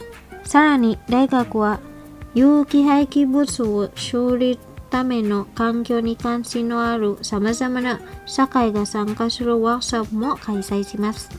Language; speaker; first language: Japanese; non-native, fluent; Indonesian